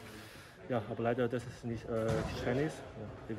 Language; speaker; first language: German; non-native, learner; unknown